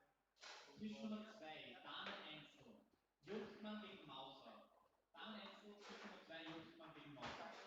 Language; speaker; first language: German; native; German